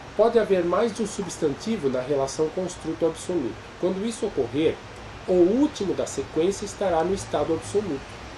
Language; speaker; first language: Portuguese; native; Portuguese